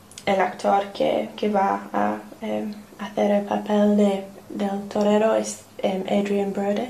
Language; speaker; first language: Spanish; non-native, learner; English